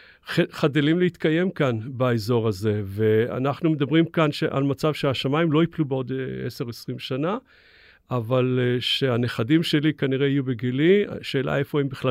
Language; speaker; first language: Hebrew; native; Hebrew